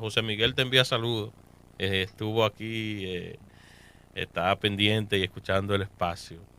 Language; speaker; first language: Spanish; native; Spanish